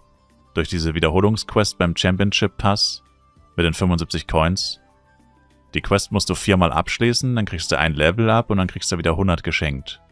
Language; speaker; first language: German; native; German